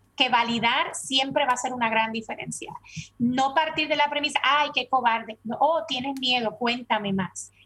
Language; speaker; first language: Spanish; native; Spanish